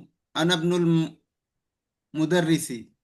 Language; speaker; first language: Arabic; non-native, learner; Urdu